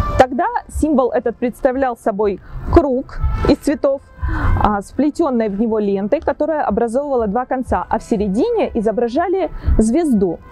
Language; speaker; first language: Russian; native; Russian